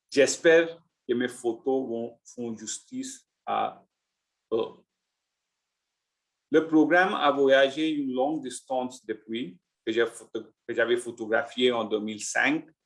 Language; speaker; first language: French; non-native, learner; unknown